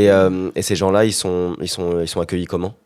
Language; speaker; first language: French; native; French